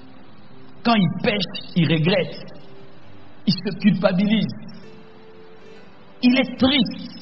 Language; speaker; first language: French; non-native, local second language; Lingala